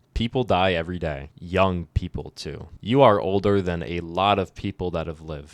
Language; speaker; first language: English; native; English